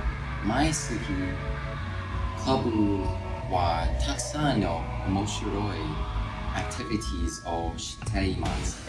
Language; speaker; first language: Japanese; non-native, learner; English